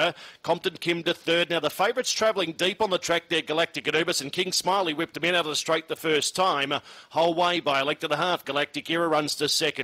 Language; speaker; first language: English; native; English